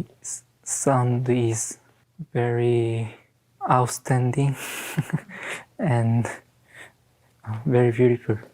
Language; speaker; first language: English; non-native, learner; Korean